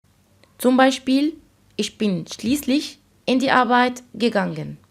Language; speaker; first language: German; non-native, fluent; Arabic